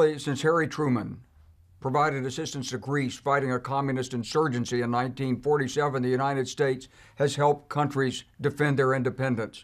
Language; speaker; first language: English; native; English